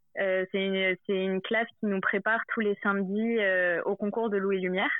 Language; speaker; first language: French; native; French